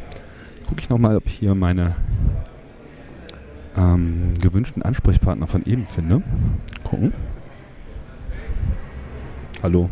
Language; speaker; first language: German; native; German